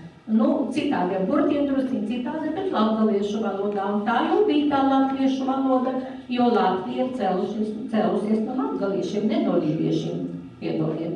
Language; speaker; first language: Latvian; native; Latvian